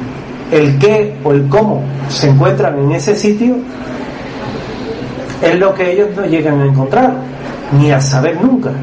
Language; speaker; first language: Spanish; native; Spanish